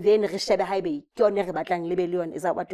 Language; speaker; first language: English; non-native, local second language; Southern Sotho